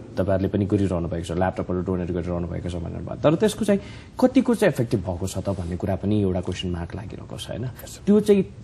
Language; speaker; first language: Nepali; native; Nepali